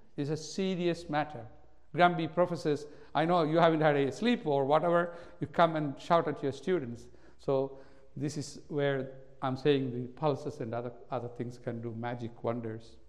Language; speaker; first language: English; non-native, local second language; Malayalam